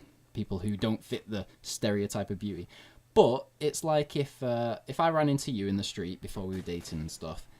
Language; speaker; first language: English; native; English